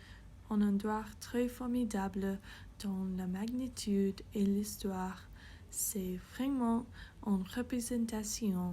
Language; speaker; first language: French; non-native, fluent; English